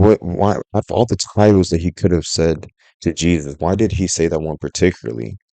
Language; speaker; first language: English; native; English